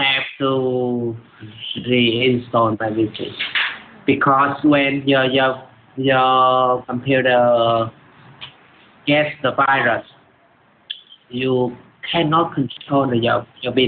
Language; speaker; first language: English; non-native, learner; Vietnamese